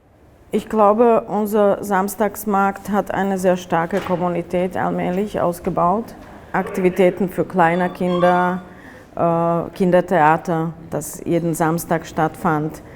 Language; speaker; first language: German; non-native, fluent; Slovak